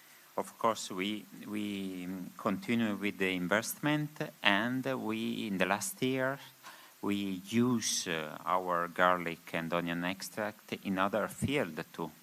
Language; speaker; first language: English; non-native, learner; Spanish